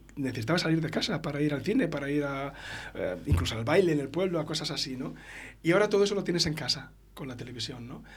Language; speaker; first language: Spanish; native; Spanish